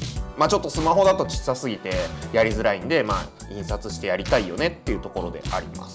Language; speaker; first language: Japanese; native; Japanese